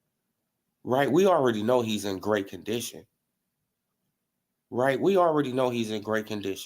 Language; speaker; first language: English; native; English